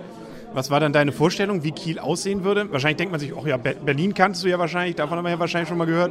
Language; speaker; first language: German; native; German